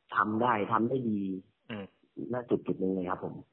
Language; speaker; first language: Thai; native; Thai